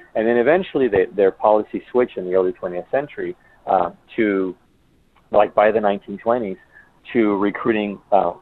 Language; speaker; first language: English; early bilingual, other home language; Spanish